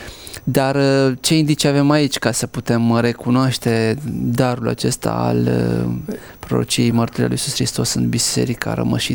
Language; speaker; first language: Romanian; native; Romanian